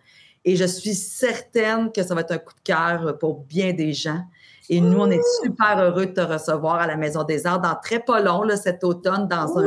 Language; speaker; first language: French; native; French